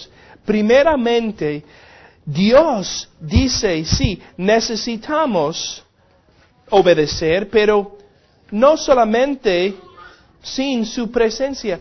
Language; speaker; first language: Spanish; non-native, fluent; English